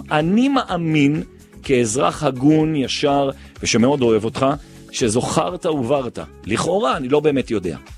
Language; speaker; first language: Hebrew; native; Hebrew